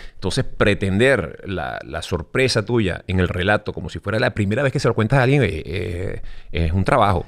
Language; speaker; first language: Spanish; native; Spanish